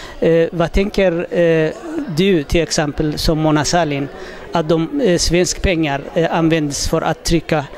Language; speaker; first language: Swedish; non-native, fluent; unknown